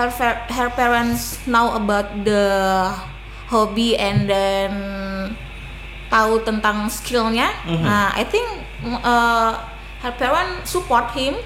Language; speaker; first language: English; non-native, learner; Indonesian